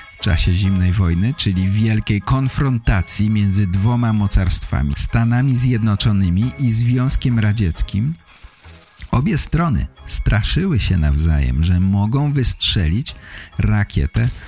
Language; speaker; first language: Polish; native; Polish